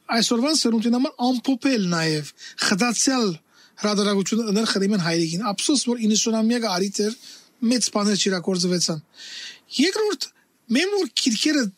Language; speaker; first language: Armenian; native; Armenian